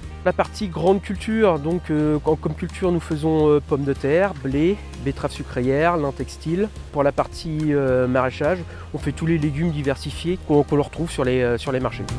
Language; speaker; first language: French; native; French